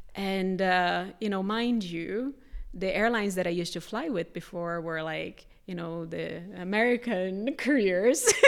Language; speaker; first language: English; non-native, fluent; Portuguese